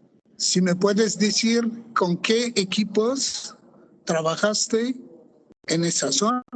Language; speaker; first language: Spanish; non-native, fluent; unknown